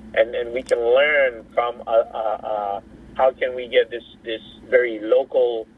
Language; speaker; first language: English; native; English